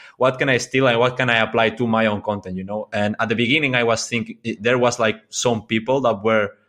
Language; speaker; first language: English; non-native, fluent; Spanish